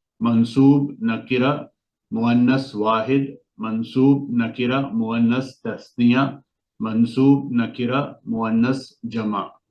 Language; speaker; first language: Arabic; non-native, learner; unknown